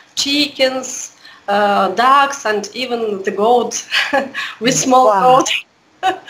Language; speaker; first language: English; non-native, learner; Russian